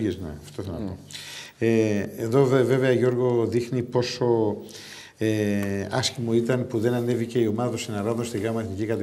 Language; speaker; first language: Greek; native; Greek